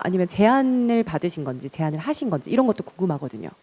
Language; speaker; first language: Korean; native; Korean